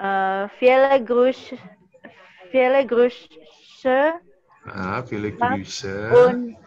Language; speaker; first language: German; non-native, learner; Indonesian